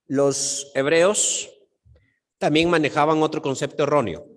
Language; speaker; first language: Spanish; native; Spanish